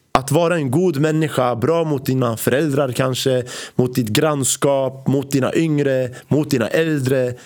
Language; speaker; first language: Swedish; early bilingual, other home language; Arabic